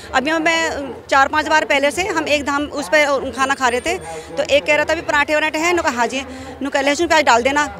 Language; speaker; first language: Hindi; native; Hindi